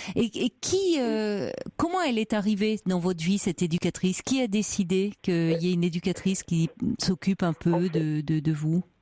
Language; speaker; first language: French; native; French